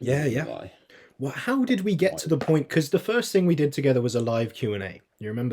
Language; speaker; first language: English; native; English